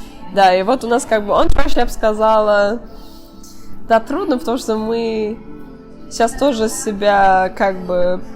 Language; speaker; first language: Russian; early bilingual, heritage; Russian